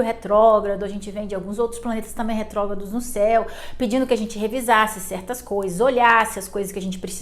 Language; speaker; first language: Portuguese; native; Portuguese